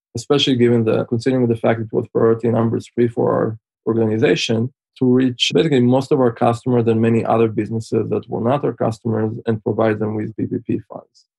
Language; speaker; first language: English; non-native, fluent; Hebrew